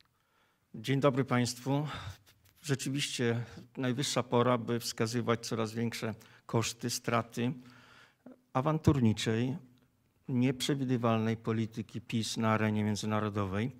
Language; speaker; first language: Polish; native; Polish